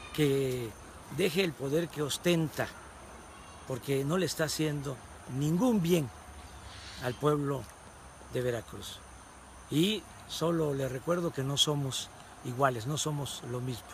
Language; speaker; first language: Spanish; native; Spanish